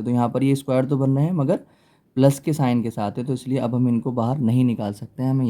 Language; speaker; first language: Hindi; native; Hindi